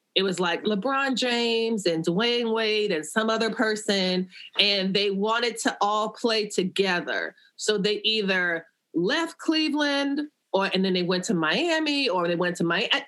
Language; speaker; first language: English; native; English